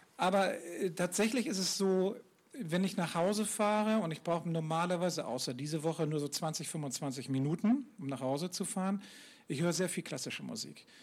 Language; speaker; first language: German; native; German